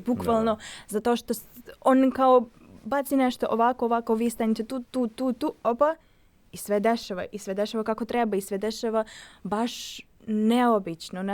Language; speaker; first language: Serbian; non-native, fluent; Russian